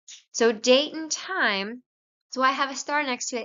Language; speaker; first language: English; native; English